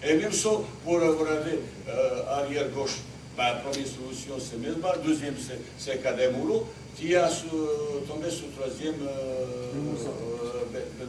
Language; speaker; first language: French; non-native, learner; Bosnian